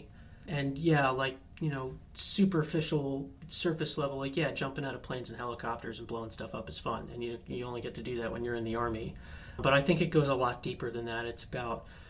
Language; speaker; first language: English; native; English